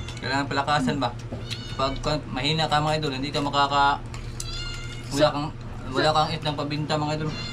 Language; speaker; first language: Filipino; non-native, local second language; Cebuano